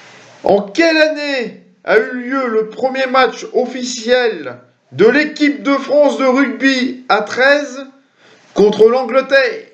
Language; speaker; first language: French; native; French